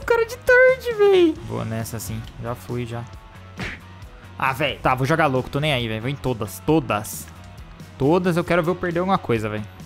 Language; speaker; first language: Portuguese; native; Portuguese